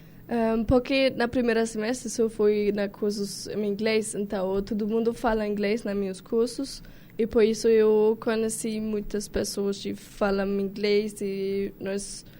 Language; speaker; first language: Portuguese; non-native, learner; German